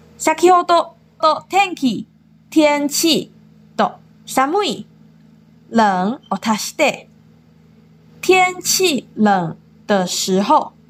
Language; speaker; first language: Japanese; non-native, fluent; Chinese